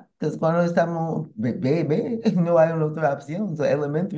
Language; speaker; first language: Spanish; non-native, learner; English